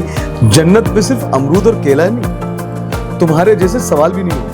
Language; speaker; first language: Hindi; native; Hindi